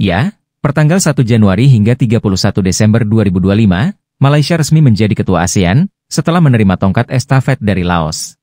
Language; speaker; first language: Indonesian; native; Indonesian